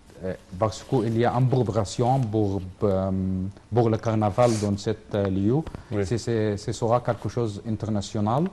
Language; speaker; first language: French; non-native, learner; Arabic